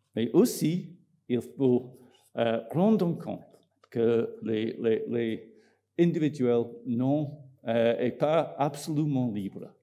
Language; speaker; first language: French; non-native, fluent; English